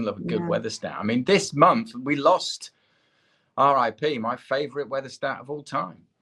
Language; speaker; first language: English; native; English